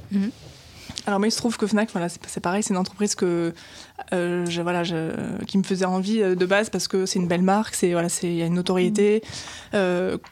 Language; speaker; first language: French; native; French